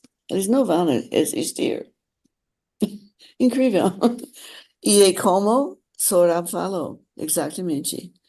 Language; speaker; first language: Portuguese; non-native, fluent; English